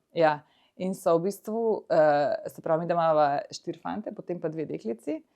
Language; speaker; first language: Slovenian; native; Slovenian